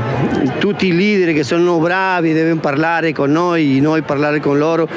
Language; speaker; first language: Italian; non-native, learner; Spanish